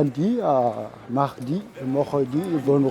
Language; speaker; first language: French; non-native, learner; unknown